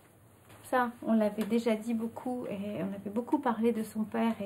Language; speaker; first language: French; native; French